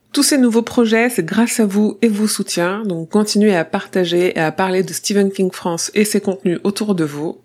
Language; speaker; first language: French; native; French